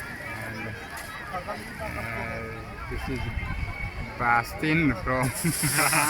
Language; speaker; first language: English; non-native, local second language; Hindi